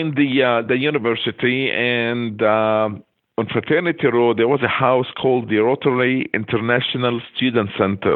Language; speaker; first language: English; non-native, fluent; Hebrew